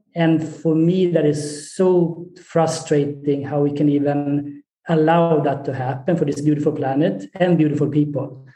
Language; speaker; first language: English; non-native, fluent; Swedish